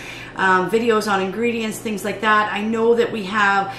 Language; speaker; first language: English; native; English